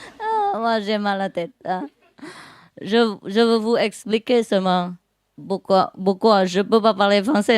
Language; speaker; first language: French; non-native, learner; Vietnamese